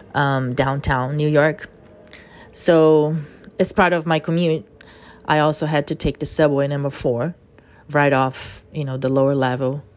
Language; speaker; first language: English; non-native, fluent; Portuguese